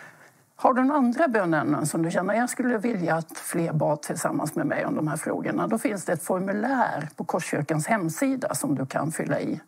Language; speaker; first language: Swedish; native; Swedish